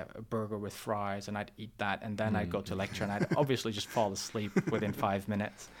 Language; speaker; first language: English; non-native, fluent; Norwegian